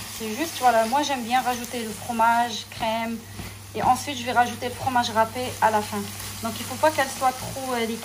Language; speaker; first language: French; non-native, local second language; Arabic